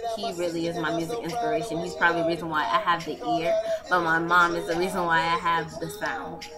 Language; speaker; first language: English; native; English